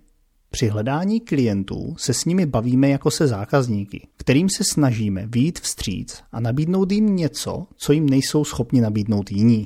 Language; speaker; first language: Czech; native; Czech